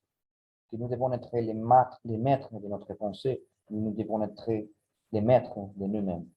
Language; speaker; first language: French; non-native, learner; Spanish